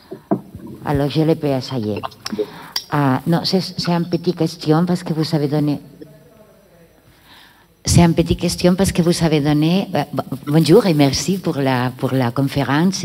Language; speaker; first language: French; non-native, learner; Catalan